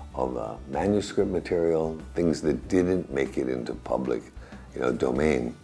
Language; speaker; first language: English; native; English